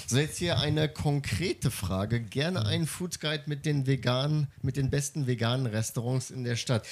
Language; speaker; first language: German; native; German